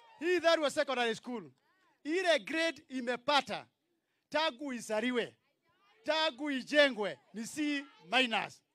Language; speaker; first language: Swahili; non-native, local second language; Kikuyu